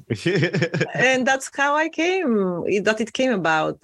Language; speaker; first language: English; non-native, fluent; Bulgarian